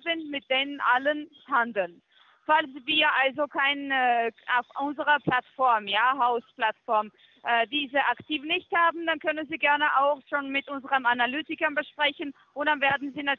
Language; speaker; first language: German; non-native, fluent; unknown